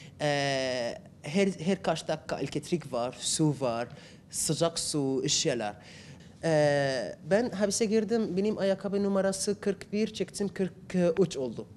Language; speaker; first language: Turkish; non-native, learner; Arabic